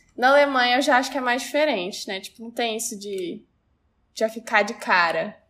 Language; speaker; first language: Portuguese; native; Portuguese